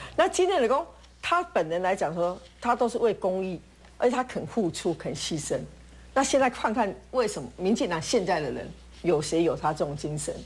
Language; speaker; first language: Chinese; native; Chinese